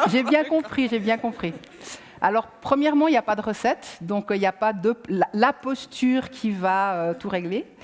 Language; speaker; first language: French; native; French